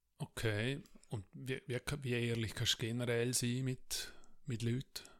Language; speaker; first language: German; native; German